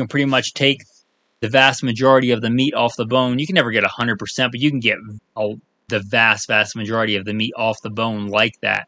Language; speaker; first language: English; native; English